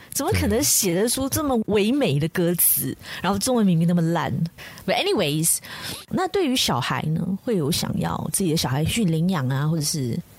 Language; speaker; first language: Chinese; native; Chinese